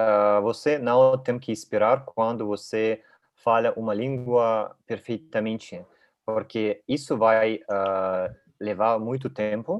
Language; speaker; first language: Portuguese; non-native, learner; Russian